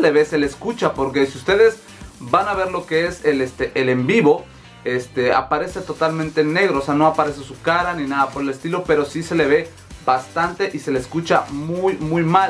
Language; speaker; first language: Spanish; native; Spanish